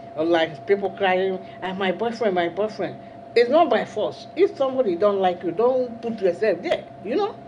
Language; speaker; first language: English; non-native, local second language; Igbo